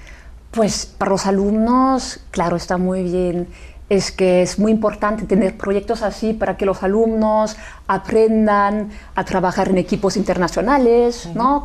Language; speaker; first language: Spanish; non-native, fluent; German